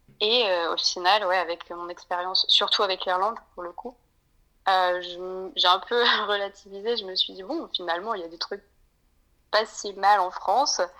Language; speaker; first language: French; native; French